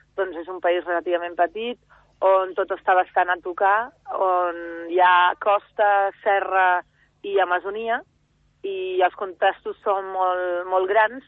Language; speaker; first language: Catalan; early bilingual, other home language; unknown